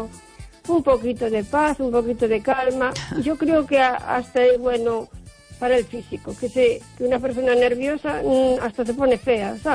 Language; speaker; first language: Spanish; non-native, local second language; Galician